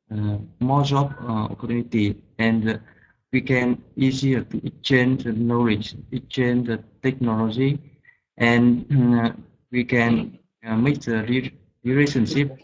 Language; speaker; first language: English; non-native, learner; Vietnamese